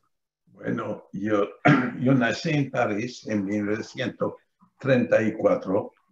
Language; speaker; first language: Spanish; non-native, fluent; French